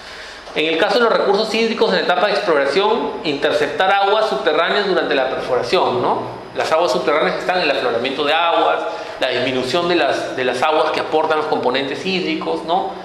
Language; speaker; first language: Spanish; native; Spanish